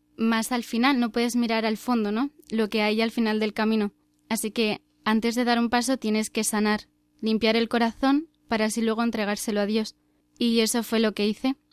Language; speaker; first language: Spanish; native; Spanish